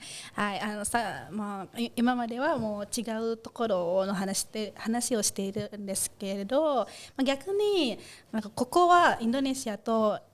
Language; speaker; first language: Japanese; non-native, fluent; Indonesian